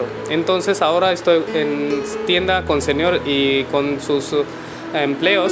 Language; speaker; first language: Spanish; non-native, learner; Hindi